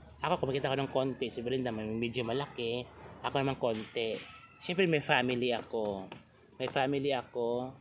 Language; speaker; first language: Filipino; non-native, local second language; Cebuano